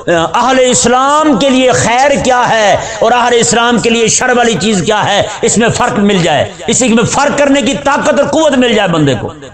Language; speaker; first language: Urdu; non-native, local second language; Punjabi